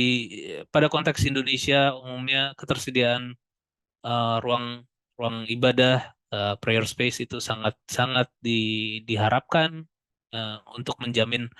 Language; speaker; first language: Indonesian; native; Indonesian